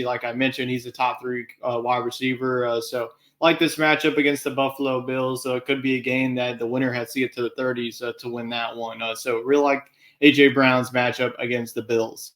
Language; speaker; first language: English; native; English